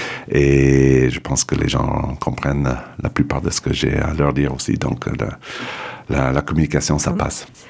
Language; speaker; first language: French; non-native, fluent; English